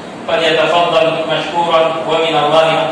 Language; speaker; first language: Arabic; non-native, fluent; Urdu